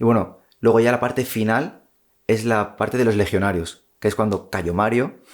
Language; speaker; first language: Spanish; native; Spanish